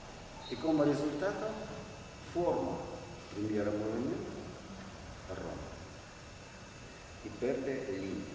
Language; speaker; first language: Spanish; non-native, learner; Russian